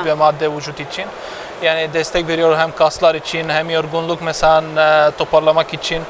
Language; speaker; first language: Turkish; non-native, fluent; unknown